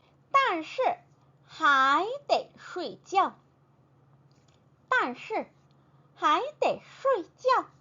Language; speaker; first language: Chinese; non-native, fluent; Korean